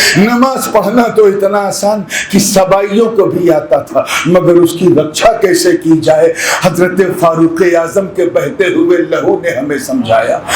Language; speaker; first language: Urdu; native; Urdu